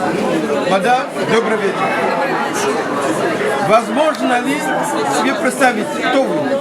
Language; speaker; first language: Russian; non-native, learner; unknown